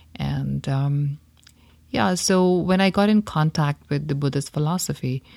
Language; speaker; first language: English; non-native, local second language; Hindi